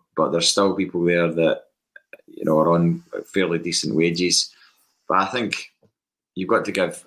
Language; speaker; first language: English; native; English